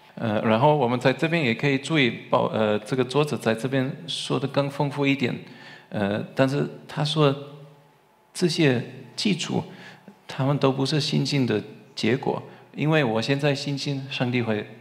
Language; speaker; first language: Chinese; non-native, fluent; German